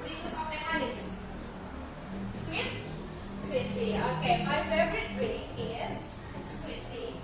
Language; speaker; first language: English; non-native, fluent; Indonesian